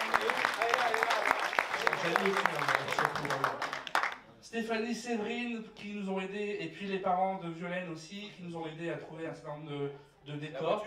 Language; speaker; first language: French; native; French